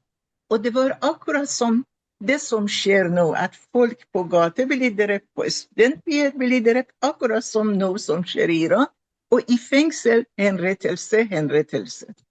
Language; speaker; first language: Norwegian; non-native, fluent; Persian